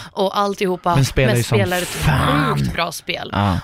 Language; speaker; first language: Swedish; native; Swedish